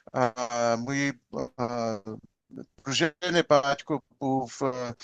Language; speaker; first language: Ukrainian; early bilingual, heritage; Ukrainian